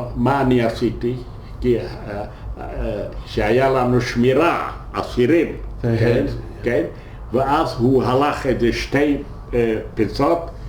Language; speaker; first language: Hebrew; non-native, fluent; Yiddish